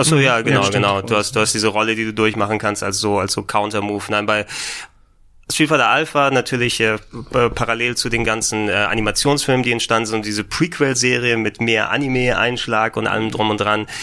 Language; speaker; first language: German; native; German